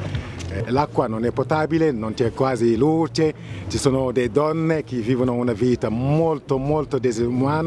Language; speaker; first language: Italian; non-native, fluent; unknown